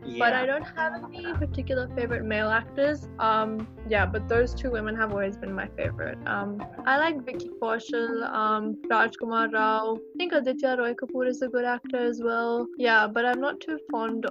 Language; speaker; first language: English; native; English